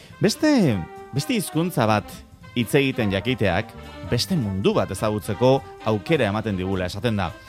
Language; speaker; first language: Basque; native; Basque